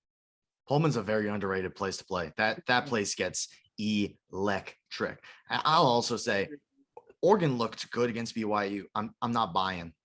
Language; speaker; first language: English; native; English